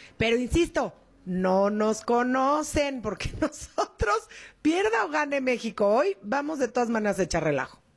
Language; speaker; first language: Spanish; native; Spanish